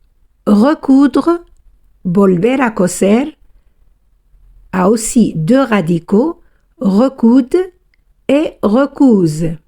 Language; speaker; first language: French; non-native, fluent; Spanish